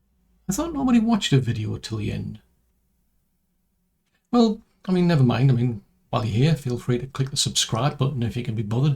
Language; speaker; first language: English; native; English